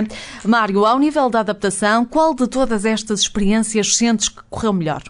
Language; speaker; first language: Portuguese; native; Portuguese